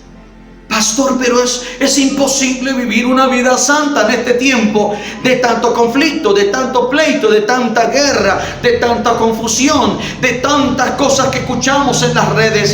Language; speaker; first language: Spanish; native; Spanish